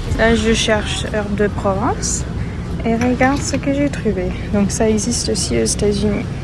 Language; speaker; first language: French; non-native, fluent; English